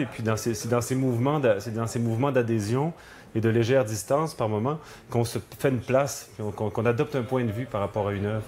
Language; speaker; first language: French; native; French